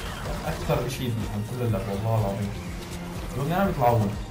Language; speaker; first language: Arabic; native; Arabic